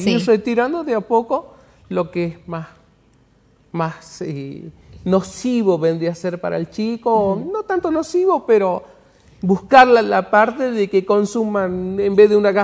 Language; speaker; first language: Spanish; native; Spanish